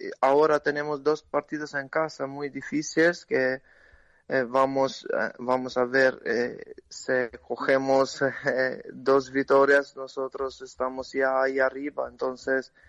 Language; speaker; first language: Spanish; non-native, learner; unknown